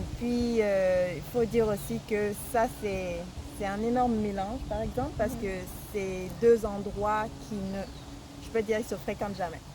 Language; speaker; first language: French; non-native, local second language; Fula